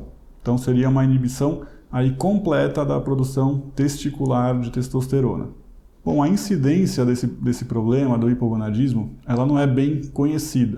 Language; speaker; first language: Portuguese; native; Portuguese